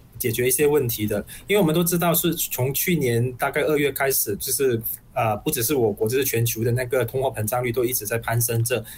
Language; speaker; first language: Chinese; native; Chinese